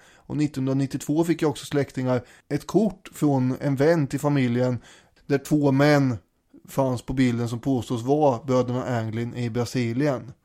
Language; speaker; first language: Swedish; native; Swedish